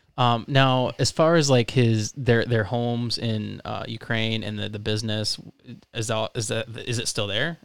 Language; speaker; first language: English; native; English